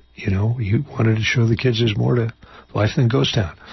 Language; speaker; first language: English; native; English